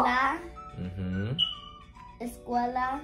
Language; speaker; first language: Spanish; non-native, learner; English